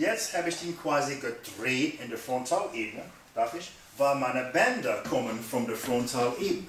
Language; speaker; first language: German; non-native, fluent; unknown